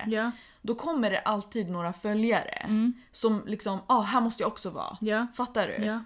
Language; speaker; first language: Swedish; early bilingual, other home language; Persian